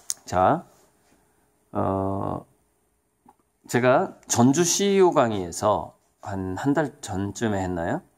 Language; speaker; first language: Korean; native; Korean